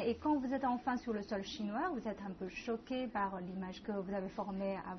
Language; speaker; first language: French; non-native, fluent; Chinese